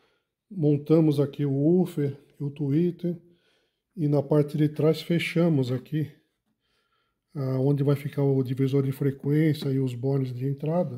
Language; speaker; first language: Portuguese; native; Portuguese